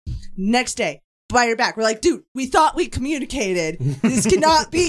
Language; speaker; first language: English; native; English